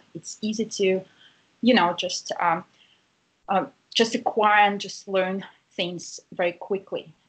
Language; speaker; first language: English; non-native, fluent; Russian